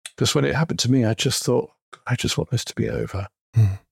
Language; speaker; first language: English; native; English